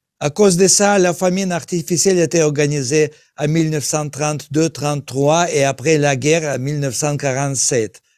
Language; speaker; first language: French; non-native, learner; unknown